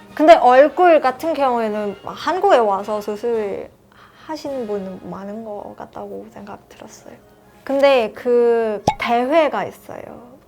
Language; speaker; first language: Korean; non-native, fluent; Thai